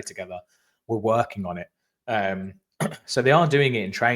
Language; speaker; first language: English; native; English